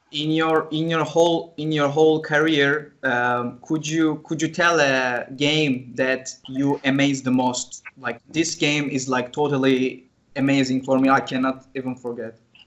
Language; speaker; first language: English; non-native, fluent; Turkish